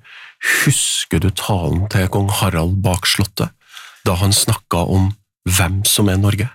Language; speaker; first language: Norwegian; native; Norwegian